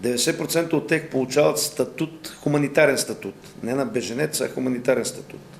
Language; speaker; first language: Bulgarian; native; Bulgarian